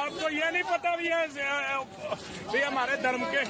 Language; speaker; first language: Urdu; non-native, local second language; Punjabi